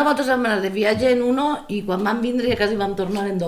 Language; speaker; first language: Catalan; native; Catalan